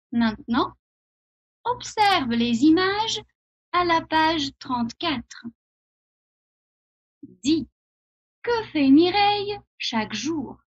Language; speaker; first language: French; non-native, fluent; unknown